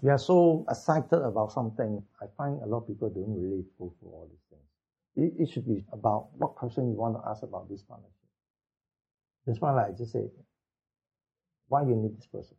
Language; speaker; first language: English; non-native, local second language; Cantonese